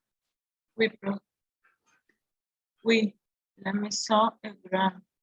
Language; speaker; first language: French; non-native, learner; Spanish